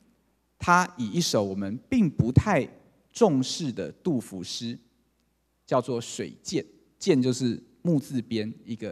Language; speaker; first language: Chinese; native; Chinese